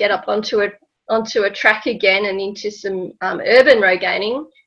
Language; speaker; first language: English; native; English